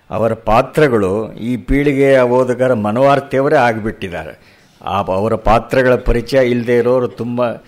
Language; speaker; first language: Kannada; native; Kannada